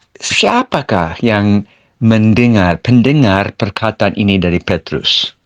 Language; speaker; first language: Malay; non-native, fluent; English